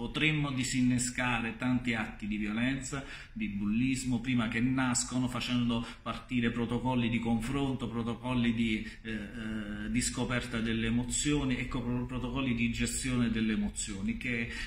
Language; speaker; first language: Italian; native; Italian